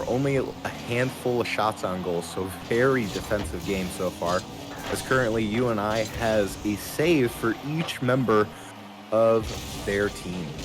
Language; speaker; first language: English; native; English